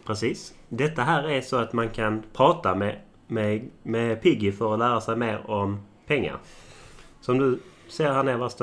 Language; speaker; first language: Swedish; native; Swedish